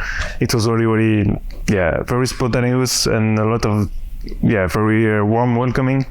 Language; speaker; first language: English; non-native, fluent; French